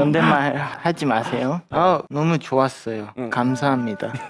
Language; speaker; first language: Korean; non-native, learner; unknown